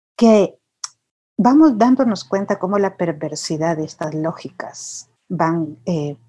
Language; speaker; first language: Spanish; native; Spanish